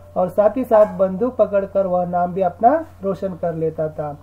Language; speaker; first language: Hindi; non-native, local second language; Kannada